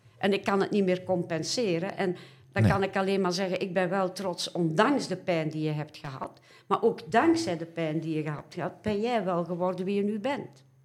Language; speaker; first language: Dutch; native; Dutch